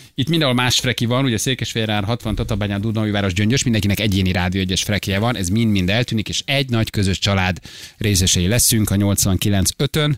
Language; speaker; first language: Hungarian; native; Hungarian